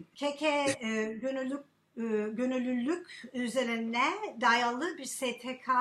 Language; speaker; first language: Turkish; non-native, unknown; English